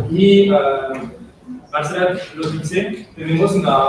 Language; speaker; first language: Spanish; non-native, learner; French